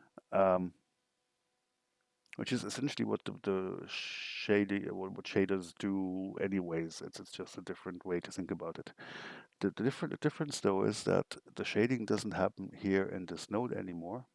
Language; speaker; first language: English; non-native, fluent; German